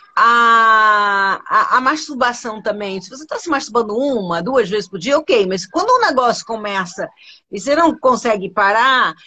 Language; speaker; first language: Portuguese; early bilingual, other home language; Spanish